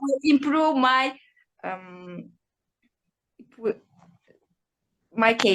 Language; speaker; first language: English; non-native, learner; Uzbek